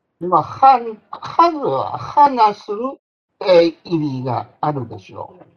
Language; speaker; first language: Japanese; non-native, fluent; Chinese